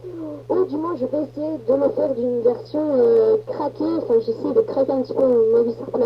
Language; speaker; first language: French; native; French